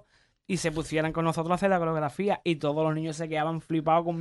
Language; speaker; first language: Spanish; native; Spanish